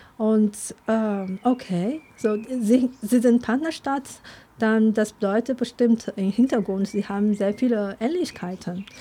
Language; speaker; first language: German; non-native, fluent; Chinese